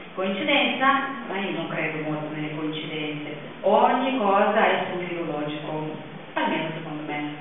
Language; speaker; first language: Italian; non-native, fluent; Russian